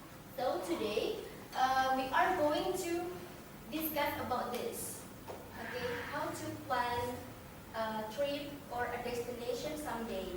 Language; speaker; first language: English; non-native, fluent; Indonesian